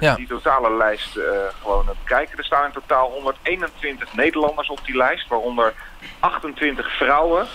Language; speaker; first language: Dutch; native; Dutch